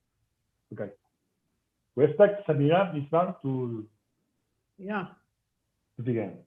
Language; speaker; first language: English; non-native, fluent; Spanish